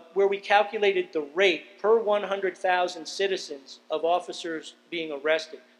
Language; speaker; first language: English; native; English